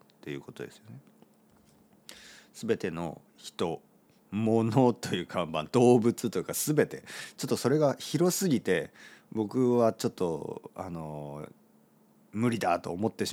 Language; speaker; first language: Japanese; native; Japanese